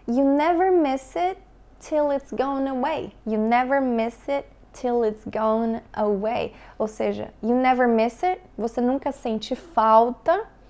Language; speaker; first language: English; non-native, fluent; Portuguese